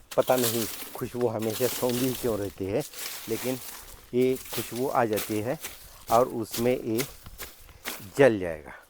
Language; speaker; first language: Hindi; non-native, local second language; Marathi